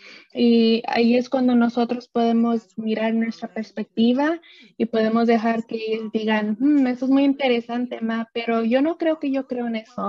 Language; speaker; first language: Spanish; early bilingual, other home language; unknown